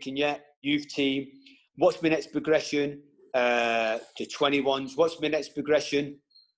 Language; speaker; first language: English; native; English